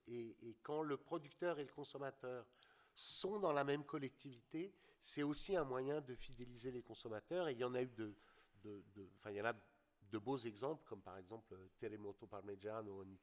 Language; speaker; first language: French; native; French